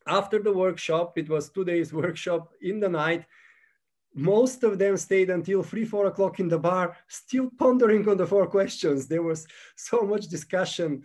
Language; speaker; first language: English; non-native, fluent; Bulgarian